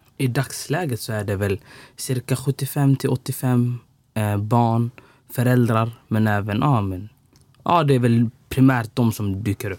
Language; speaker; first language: Swedish; early bilingual, other home language; Somali